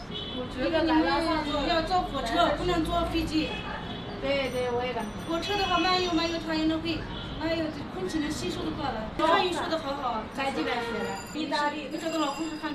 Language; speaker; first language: Chinese; non-native, fluent; Italian